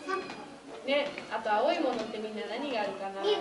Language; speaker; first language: Japanese; native; Japanese